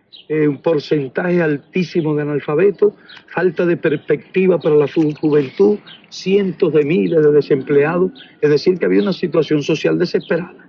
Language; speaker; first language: Spanish; native; Spanish